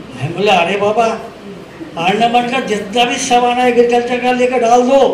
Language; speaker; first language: Hindi; non-native, local second language; Bangla